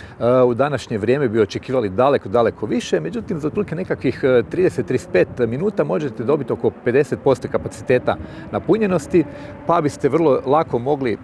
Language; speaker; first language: Croatian; native; Croatian